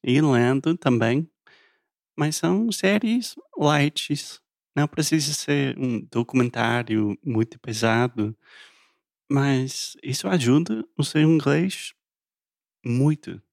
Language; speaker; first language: Portuguese; non-native, fluent; English